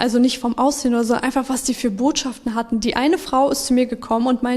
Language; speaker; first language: German; early bilingual, other home language; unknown